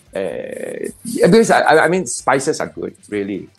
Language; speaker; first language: English; non-native, local second language; Chinese